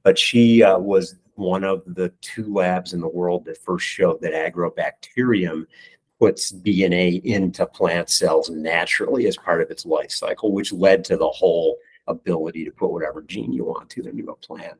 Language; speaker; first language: English; native; English